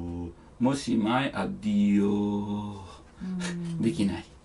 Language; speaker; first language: Japanese; non-native, learner; Italian